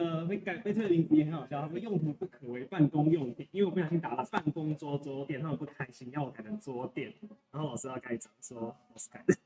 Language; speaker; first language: Chinese; native; Chinese